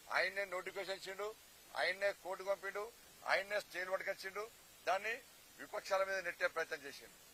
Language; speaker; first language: Telugu; native; Telugu